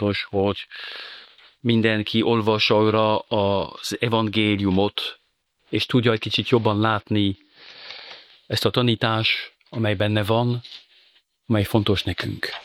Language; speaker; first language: Hungarian; non-native, fluent; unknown